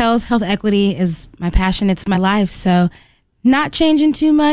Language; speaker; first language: English; native; English